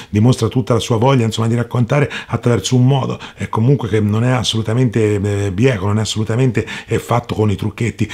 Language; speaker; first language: Italian; native; Italian